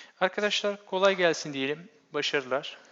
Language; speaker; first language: Turkish; native; Turkish